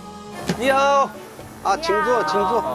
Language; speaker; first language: Chinese; non-native, learner; Korean